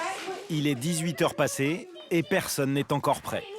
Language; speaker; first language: French; native; French